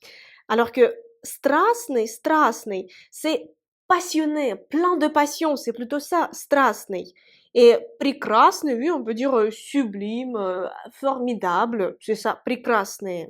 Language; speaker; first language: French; non-native, fluent; Russian